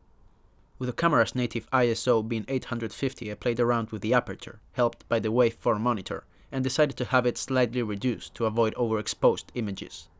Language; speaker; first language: English; non-native, fluent; Spanish